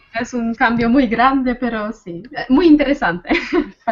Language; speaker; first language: Spanish; non-native, fluent; Polish